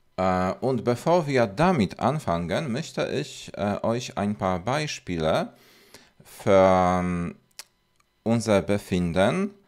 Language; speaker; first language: German; non-native, fluent; Polish